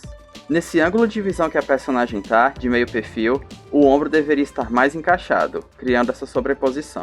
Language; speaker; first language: Portuguese; native; Portuguese